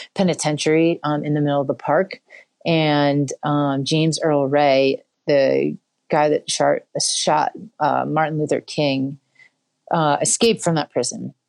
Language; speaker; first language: English; native; English